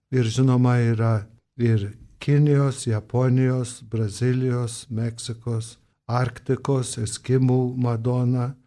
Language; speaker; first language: Lithuanian; early bilingual, heritage; Lithuanian